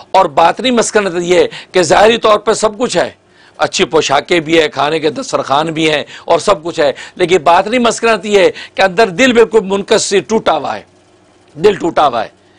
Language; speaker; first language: Hindi; non-native, local second language; Kashmiri